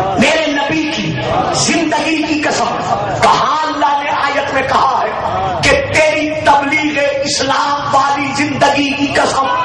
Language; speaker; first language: Urdu; non-native, local second language; Punjabi